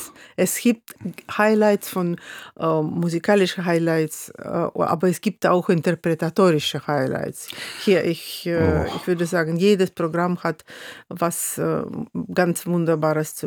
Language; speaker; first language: German; non-native, fluent; Russian